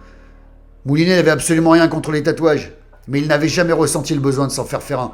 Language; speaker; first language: French; native; French